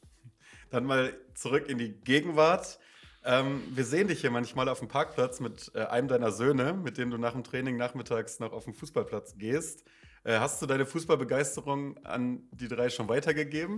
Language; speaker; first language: German; native; German